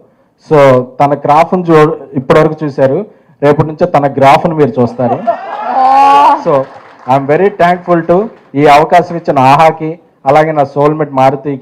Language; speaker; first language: Telugu; native; Telugu